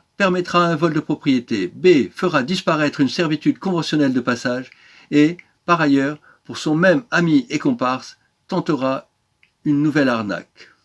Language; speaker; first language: French; native; French